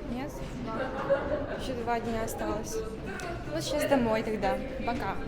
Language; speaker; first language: Russian; non-native, learner; Mongolian